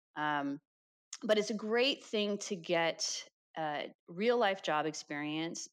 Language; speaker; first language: English; native; English